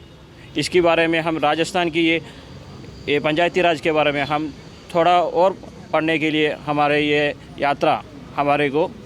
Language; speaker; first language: Hindi; non-native, local second language; Malayalam